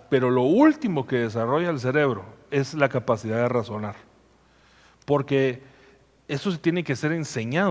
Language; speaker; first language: Spanish; native; Spanish